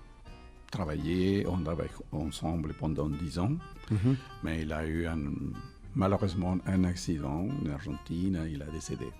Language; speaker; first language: French; non-native, fluent; Spanish